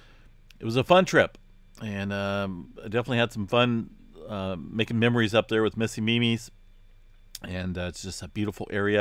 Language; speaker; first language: English; native; English